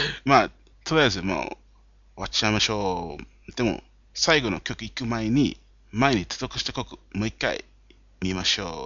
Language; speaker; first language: Japanese; non-native, fluent; English